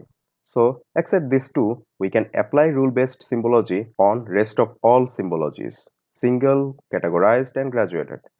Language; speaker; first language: English; non-native, local second language; Bangla